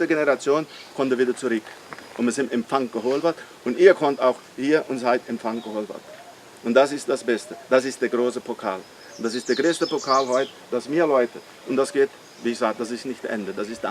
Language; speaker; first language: German; early bilingual, heritage; Portuguese